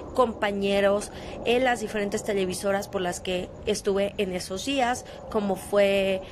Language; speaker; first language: Spanish; native; Spanish